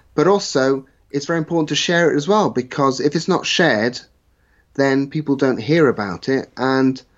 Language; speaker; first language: English; native; English